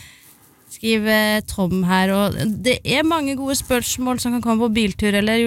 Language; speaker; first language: Norwegian; native; Norwegian